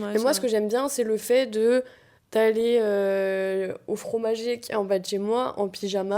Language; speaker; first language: French; native; French